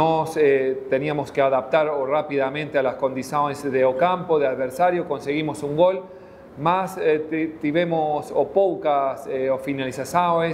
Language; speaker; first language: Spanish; non-native, fluent; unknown